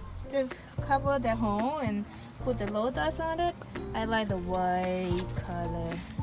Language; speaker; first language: English; non-native, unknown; Thai